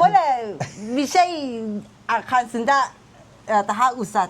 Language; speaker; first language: Turkish; non-native, learner; Thai